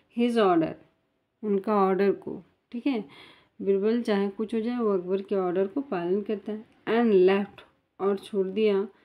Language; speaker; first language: Hindi; native; Hindi